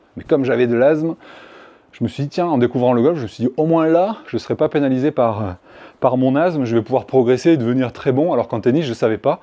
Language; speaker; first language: French; native; French